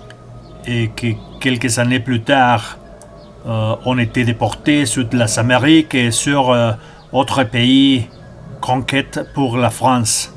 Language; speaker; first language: French; non-native, learner; Spanish